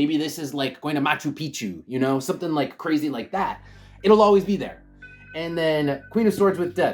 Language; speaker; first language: English; native; English